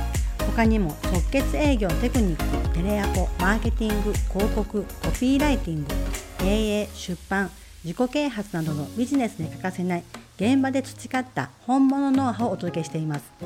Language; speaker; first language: Japanese; native; Japanese